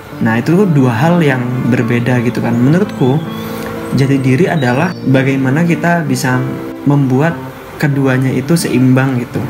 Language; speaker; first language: Indonesian; native; Indonesian